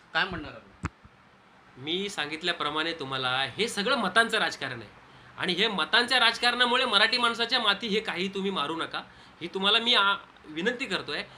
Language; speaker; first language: Marathi; native; Marathi